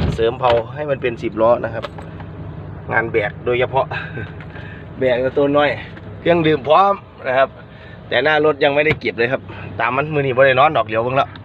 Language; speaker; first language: Thai; non-native, local second language; Northeastern Thai